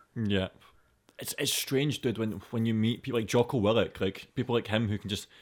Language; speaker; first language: English; native; English